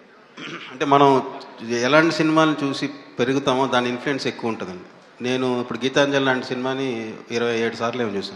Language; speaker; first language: Telugu; native; Telugu